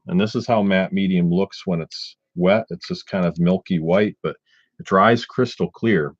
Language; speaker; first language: English; native; English